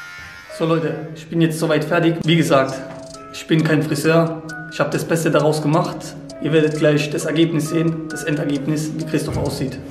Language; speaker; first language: German; native; German